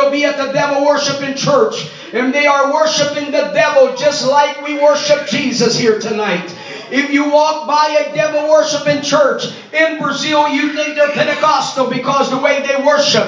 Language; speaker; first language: English; non-native, fluent; Portuguese